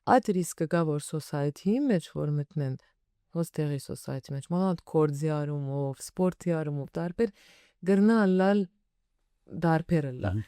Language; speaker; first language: Armenian; early bilingual, heritage; Armenian